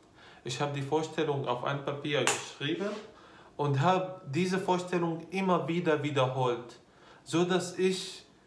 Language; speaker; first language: German; non-native, fluent; Arabic